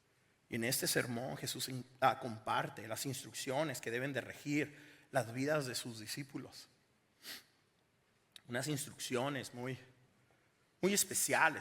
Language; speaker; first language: Spanish; native; Spanish